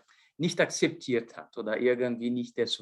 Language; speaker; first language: German; non-native, fluent; Portuguese